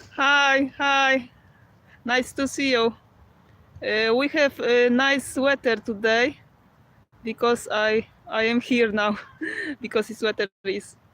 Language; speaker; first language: English; non-native, learner; Polish